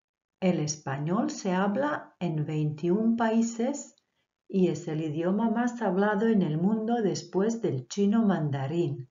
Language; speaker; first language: Spanish; non-native, fluent; Croatian